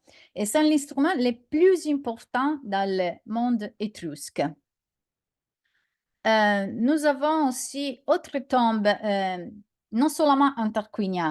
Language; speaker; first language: French; non-native, learner; Italian